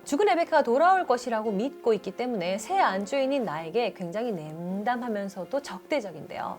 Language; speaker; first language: Korean; native; Korean